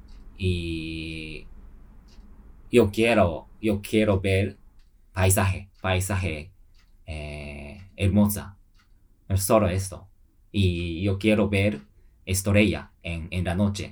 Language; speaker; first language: Spanish; non-native, learner; Japanese